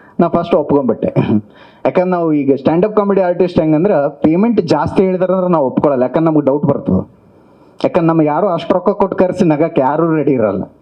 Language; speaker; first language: Kannada; native; Kannada